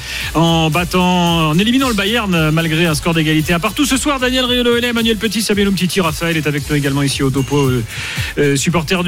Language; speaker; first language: French; native; French